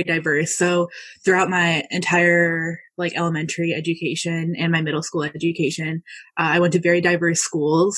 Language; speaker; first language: English; native; English